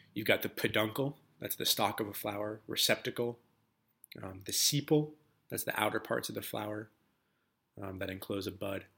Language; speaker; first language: English; native; English